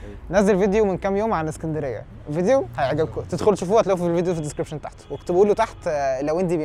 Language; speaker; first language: Arabic; native; Arabic